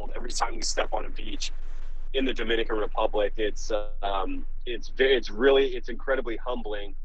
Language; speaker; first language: English; native; English